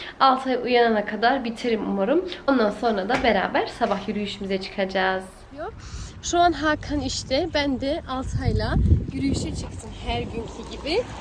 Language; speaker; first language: Turkish; early bilingual, heritage; Turkish